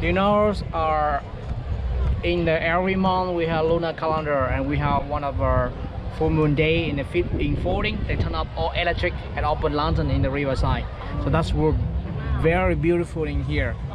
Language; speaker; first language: English; non-native, learner; Vietnamese